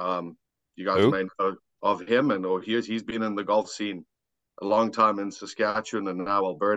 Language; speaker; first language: English; native; English